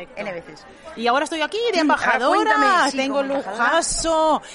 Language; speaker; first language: Spanish; non-native, fluent; Swedish